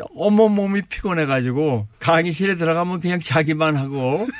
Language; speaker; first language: Korean; native; Korean